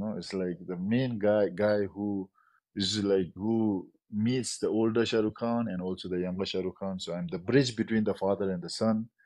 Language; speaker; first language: English; non-native, local second language; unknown